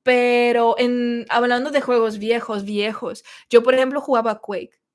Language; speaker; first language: Spanish; non-native, fluent; Russian